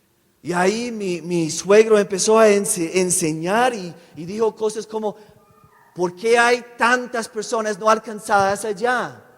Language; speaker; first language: Spanish; non-native, fluent; English